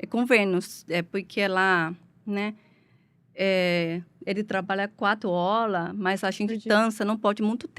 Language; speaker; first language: Portuguese; non-native, learner; Chinese